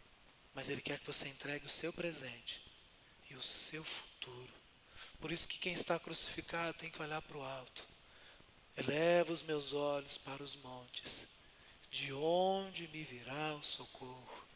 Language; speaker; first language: Portuguese; native; Portuguese